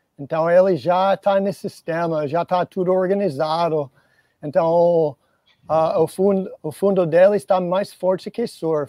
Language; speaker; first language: Portuguese; non-native, fluent; English